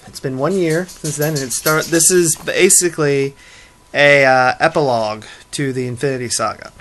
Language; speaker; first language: English; native; English